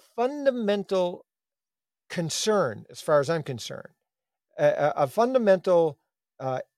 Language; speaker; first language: English; native; English